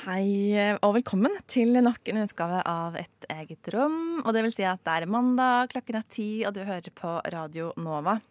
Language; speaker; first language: Norwegian; native; Norwegian